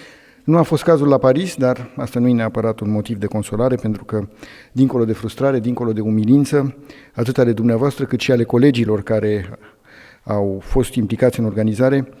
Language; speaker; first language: Romanian; native; Romanian